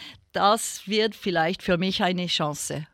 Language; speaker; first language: German; non-native, local second language; French